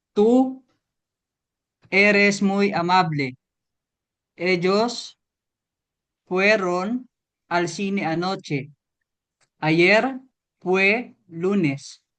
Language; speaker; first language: Spanish; non-native, learner; Filipino